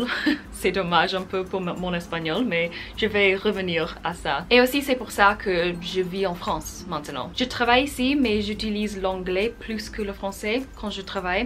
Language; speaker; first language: French; non-native, fluent; English